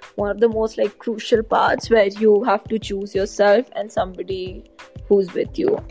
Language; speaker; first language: English; non-native, local second language; Hindi